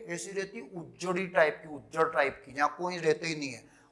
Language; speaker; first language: Hindi; non-native, local second language; Rajasthani